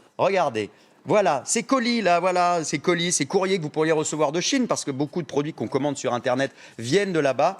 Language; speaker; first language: French; native; French